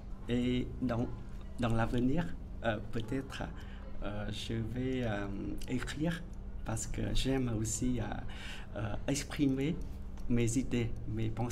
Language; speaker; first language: French; non-native, fluent; Vietnamese